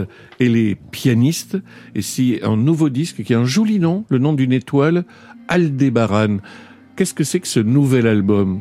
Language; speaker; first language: French; native; French